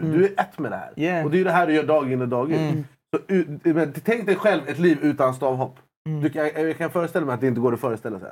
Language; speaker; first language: Swedish; native; Swedish